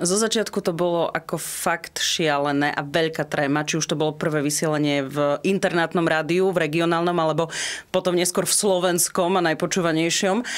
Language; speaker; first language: Slovak; non-native, local second language; Rusyn